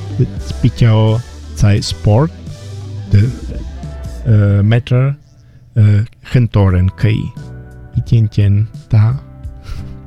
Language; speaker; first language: Chinese; non-native, learner; Czech